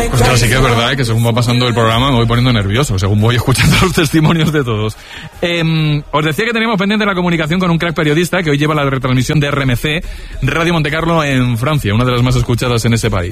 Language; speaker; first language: Spanish; native; Spanish